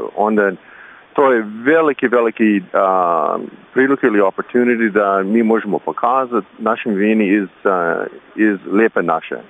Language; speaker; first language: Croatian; early bilingual, heritage; Croatian